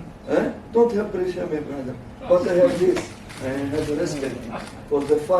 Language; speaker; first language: English; non-native, learner; French